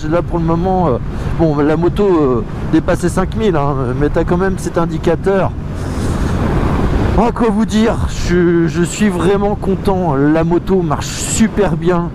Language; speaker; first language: French; native; French